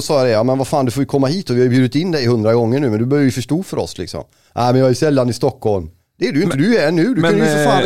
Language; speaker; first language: Swedish; native; Swedish